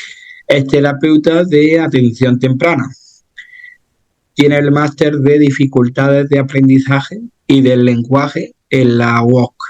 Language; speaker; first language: Spanish; native; Spanish